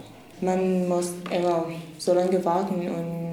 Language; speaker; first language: German; non-native, learner; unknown